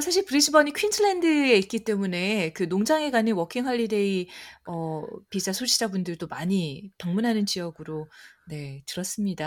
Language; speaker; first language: Korean; native; Korean